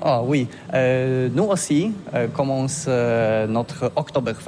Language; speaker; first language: French; non-native, learner; Polish